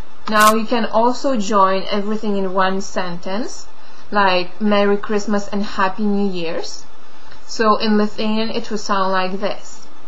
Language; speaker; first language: English; non-native, fluent; Lithuanian